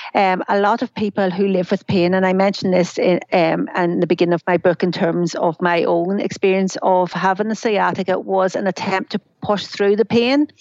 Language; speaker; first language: English; native; English